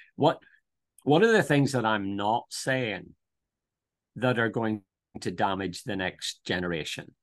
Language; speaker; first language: English; native; English